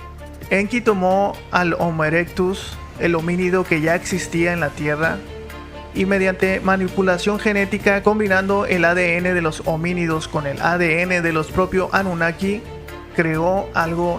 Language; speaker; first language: Spanish; native; Spanish